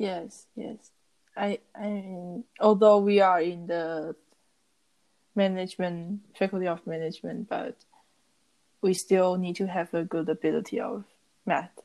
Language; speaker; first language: English; non-native, learner; Chinese